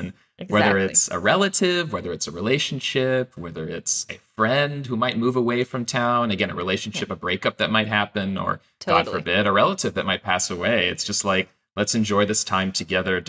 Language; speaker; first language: English; non-native, fluent; Persian